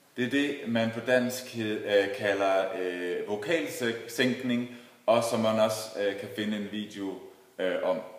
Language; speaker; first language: Danish; native; Danish